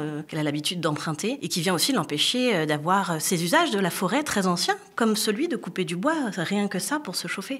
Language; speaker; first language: French; native; French